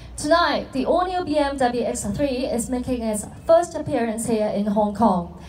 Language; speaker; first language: English; non-native, local second language; Cantonese